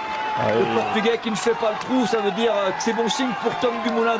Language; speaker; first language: French; native; French